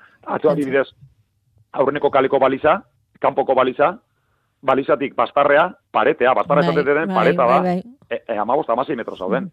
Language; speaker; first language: Basque; native; Basque